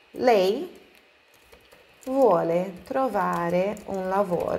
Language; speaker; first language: Italian; non-native, fluent; Portuguese